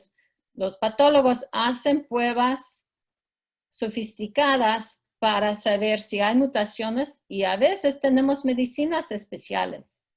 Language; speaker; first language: Spanish; non-native, fluent; English